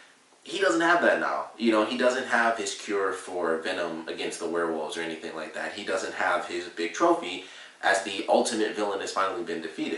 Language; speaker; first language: English; native; English